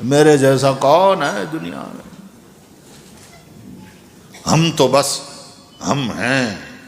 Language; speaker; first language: Hindi; non-native, local second language; Gujarati